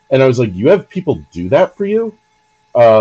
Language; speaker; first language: English; native; English